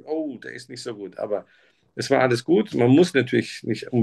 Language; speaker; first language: German; native; German